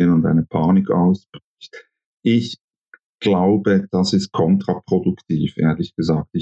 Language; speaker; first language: German; native; German